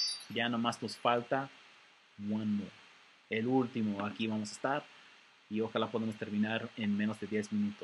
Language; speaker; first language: Spanish; early bilingual, heritage; Spanish